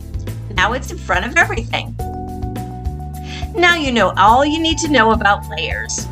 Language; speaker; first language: English; native; English